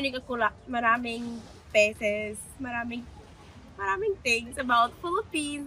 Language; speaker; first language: Filipino; non-native, learner; Arabic